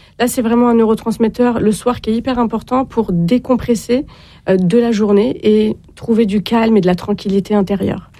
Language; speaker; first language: French; native; French